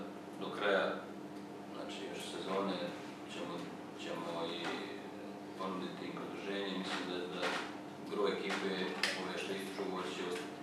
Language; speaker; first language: Croatian; native; Croatian